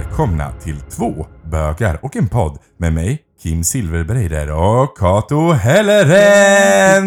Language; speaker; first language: Swedish; native; Swedish